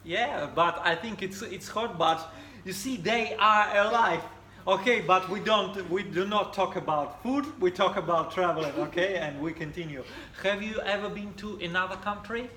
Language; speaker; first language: English; non-native, fluent; Russian